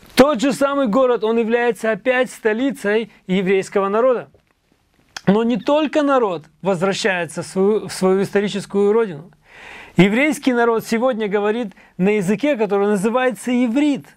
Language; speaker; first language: Russian; native; Russian